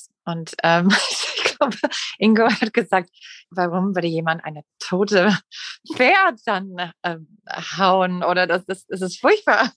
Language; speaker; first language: German; non-native, fluent; English